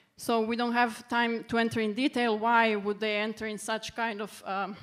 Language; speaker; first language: English; non-native, fluent; Serbian